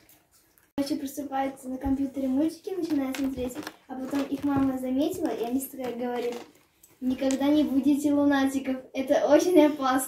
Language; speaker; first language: Russian; early bilingual, other home language; Tajik